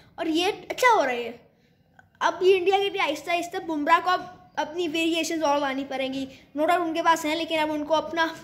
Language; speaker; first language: Urdu; native; Urdu